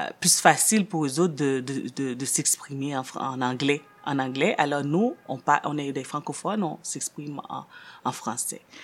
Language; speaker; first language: French; non-native, local second language; Haitian Creole